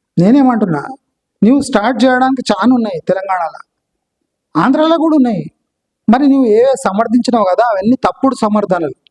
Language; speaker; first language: Telugu; non-native, local second language; Kannada